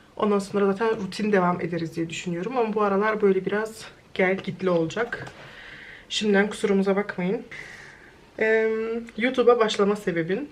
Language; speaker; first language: Turkish; early bilingual, heritage; Turkish